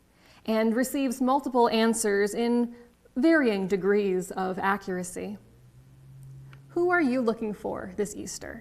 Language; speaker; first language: English; native; English